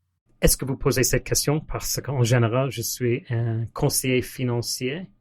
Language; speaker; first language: French; non-native, learner; English